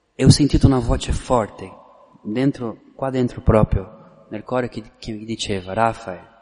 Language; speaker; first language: Italian; non-native, fluent; Portuguese